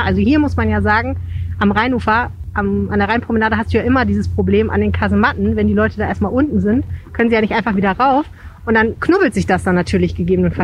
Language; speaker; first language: German; native; German